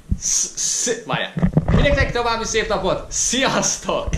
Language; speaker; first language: Hungarian; native; Hungarian